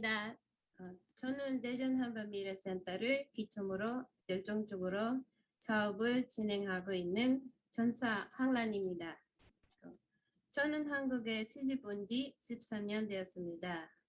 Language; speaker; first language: Korean; non-native, fluent; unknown